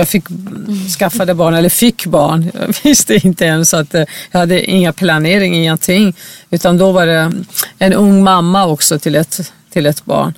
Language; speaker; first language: Swedish; non-native, fluent; Persian